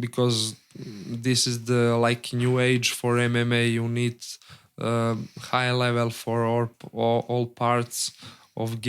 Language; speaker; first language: English; non-native, learner; Serbian